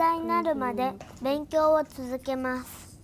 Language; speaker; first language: Japanese; early bilingual, heritage; Japanese